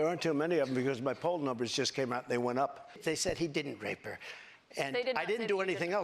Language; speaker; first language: English; native; English